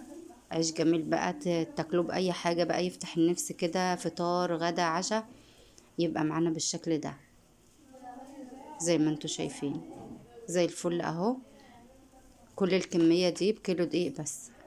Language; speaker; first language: Arabic; native; Arabic